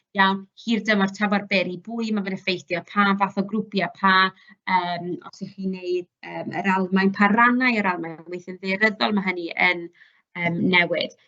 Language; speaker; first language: Welsh; native; Welsh